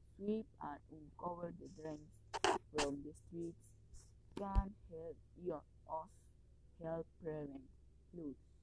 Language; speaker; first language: English; non-native, learner; Spanish